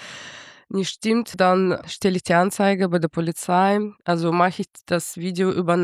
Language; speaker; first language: German; non-native, fluent; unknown